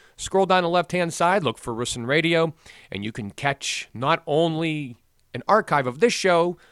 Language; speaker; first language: English; native; English